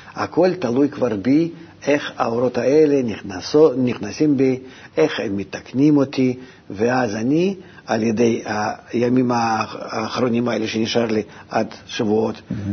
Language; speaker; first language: Hebrew; non-native, fluent; Russian